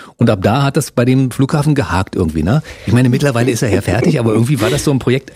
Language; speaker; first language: German; native; German